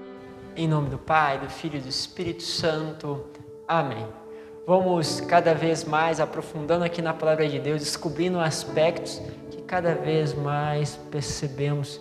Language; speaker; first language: Portuguese; native; Portuguese